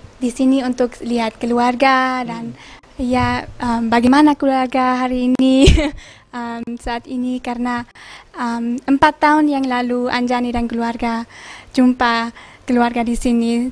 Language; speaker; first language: Indonesian; early bilingual, heritage; Indonesian